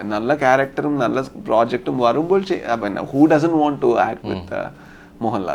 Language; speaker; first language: Malayalam; non-native, local second language; Kannada